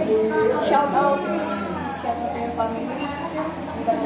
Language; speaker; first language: English; non-native, learner; Filipino